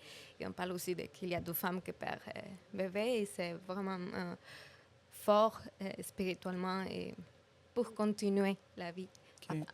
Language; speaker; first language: French; non-native, learner; Spanish